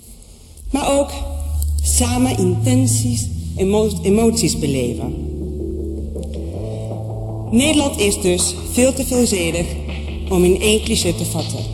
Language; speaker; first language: Dutch; non-native, fluent; Spanish